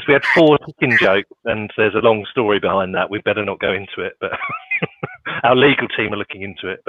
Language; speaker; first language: English; native; English